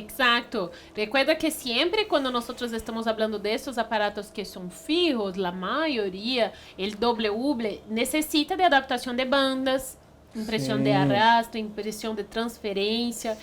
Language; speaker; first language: Spanish; non-native, fluent; Portuguese